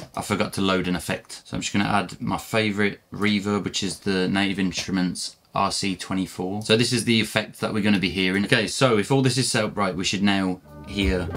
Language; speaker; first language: English; native; English